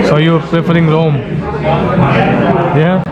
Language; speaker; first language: English; non-native, local second language; Telugu